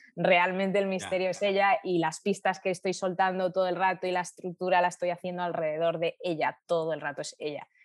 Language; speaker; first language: Spanish; native; Spanish